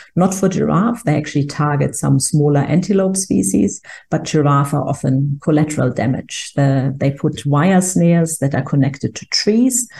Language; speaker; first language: English; non-native, fluent; German